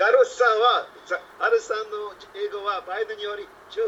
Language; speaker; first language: Japanese; non-native, learner; English